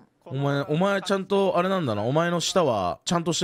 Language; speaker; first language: Japanese; native; Japanese